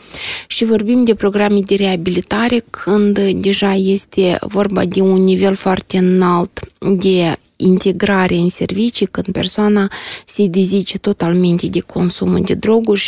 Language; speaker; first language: Romanian; native; Romanian